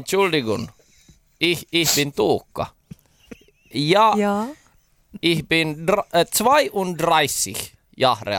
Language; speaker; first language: German; non-native, learner; Finnish